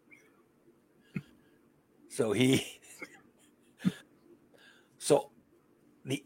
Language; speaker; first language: English; early bilingual, other home language; Spanish